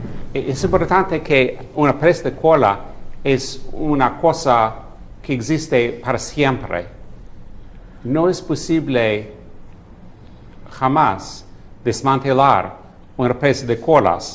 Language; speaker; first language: Spanish; non-native, fluent; English